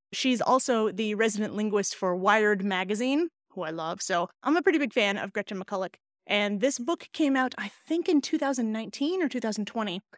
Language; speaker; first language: English; native; English